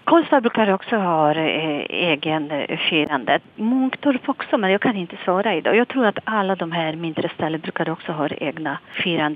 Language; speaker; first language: Swedish; non-native, fluent; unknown